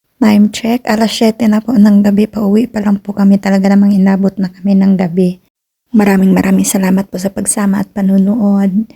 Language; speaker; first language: Filipino; non-native, local second language; Cebuano